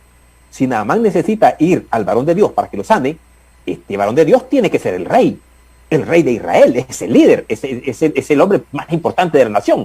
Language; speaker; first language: Spanish; native; Spanish